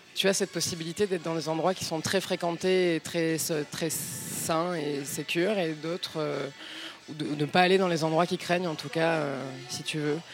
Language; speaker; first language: French; native; French